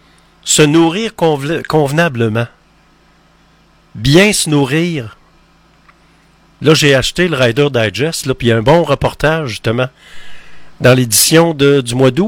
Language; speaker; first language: French; native; French